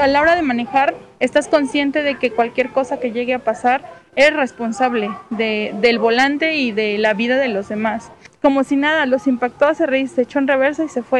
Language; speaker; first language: Spanish; native; Spanish